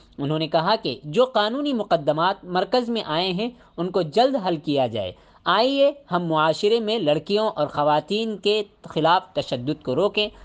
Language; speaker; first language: Urdu; native; Urdu